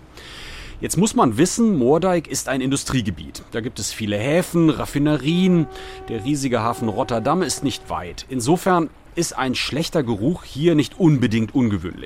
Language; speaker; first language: German; native; German